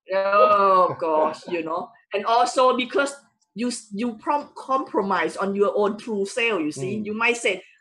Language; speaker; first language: English; non-native, fluent; Thai